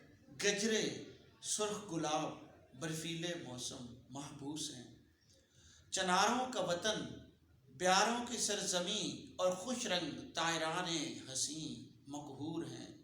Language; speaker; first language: Urdu; native; Urdu